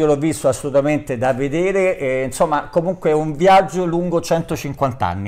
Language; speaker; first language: Italian; native; Italian